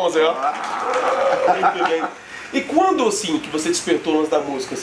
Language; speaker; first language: Portuguese; native; Portuguese